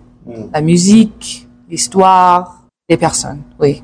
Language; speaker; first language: French; non-native, learner; English